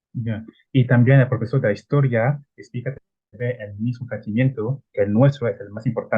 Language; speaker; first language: Spanish; non-native, learner; Italian